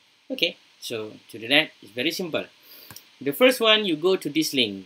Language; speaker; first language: English; non-native, local second language; Malay